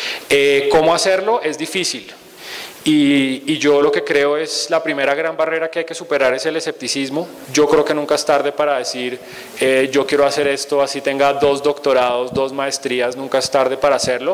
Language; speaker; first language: Spanish; native; Spanish